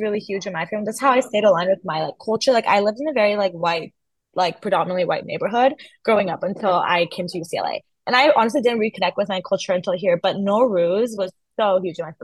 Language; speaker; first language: English; early bilingual, other home language; Persian